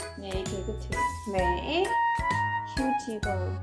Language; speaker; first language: Korean; non-native, learner; Vietnamese